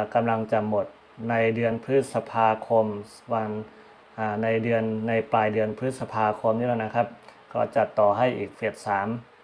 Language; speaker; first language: Thai; non-native, local second language; Shan